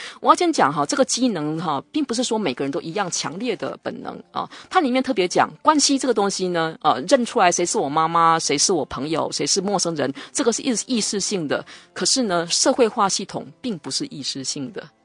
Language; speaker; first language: Chinese; non-native, local second language; Min Nan Chinese